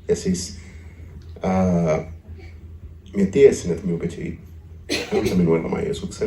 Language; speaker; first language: Finnish; non-native, learner; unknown